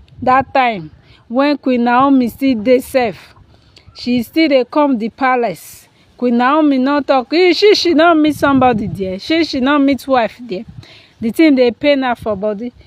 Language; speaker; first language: Nigerian Pidgin; non-native, local second language; Yoruba